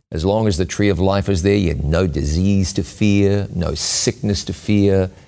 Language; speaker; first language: English; native; English